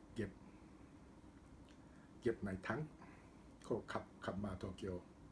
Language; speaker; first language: Thai; non-native, learner; Japanese